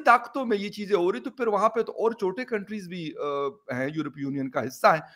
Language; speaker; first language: Urdu; non-native, local second language; Pashto